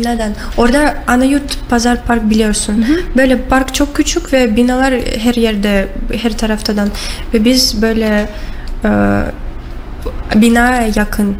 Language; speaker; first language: Turkish; non-native, learner; Russian